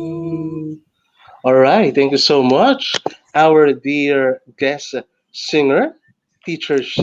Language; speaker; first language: English; non-native, local second language; Filipino